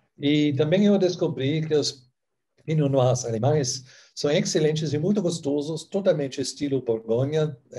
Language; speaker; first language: Portuguese; non-native, fluent; German